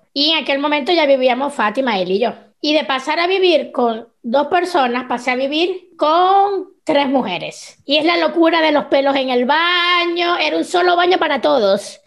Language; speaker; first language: Spanish; native; Spanish